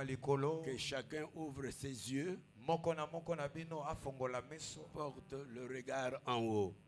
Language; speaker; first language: French; non-native, local second language; Lingala